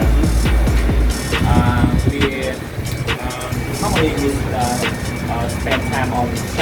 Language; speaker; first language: English; non-native, fluent; Vietnamese